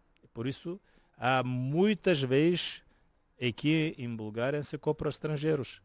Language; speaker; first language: Portuguese; non-native, fluent; Bulgarian